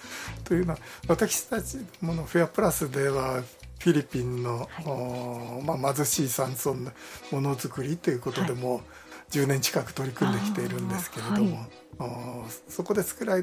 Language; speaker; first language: Japanese; native; Japanese